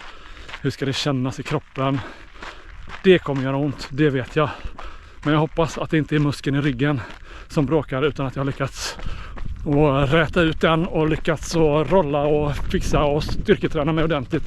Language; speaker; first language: Swedish; native; Swedish